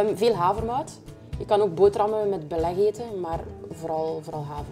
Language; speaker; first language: Dutch; native; Dutch